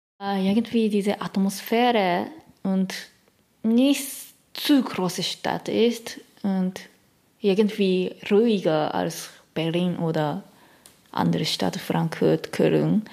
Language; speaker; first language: German; non-native, learner; Japanese